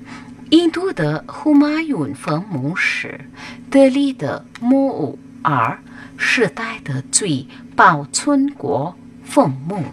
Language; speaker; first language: Chinese; non-native, fluent; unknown